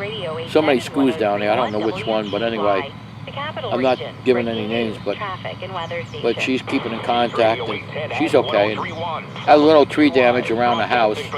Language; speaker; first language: English; native; English